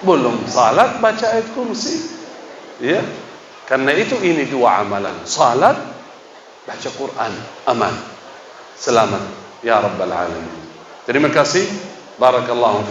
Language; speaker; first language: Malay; non-native, fluent; Arabic